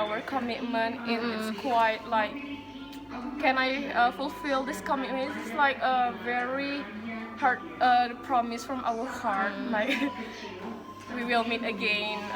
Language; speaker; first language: English; non-native, fluent; Indonesian